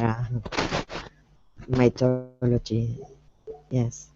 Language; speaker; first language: English; non-native, learner; Spanish